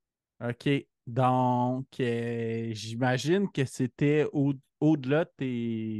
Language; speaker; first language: French; native; French